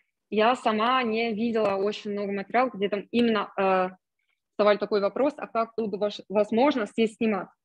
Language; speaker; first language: Russian; non-native, fluent; German